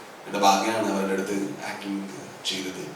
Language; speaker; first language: Malayalam; non-native, learner; Kannada